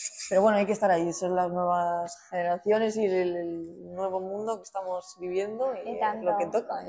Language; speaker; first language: Spanish; native; Spanish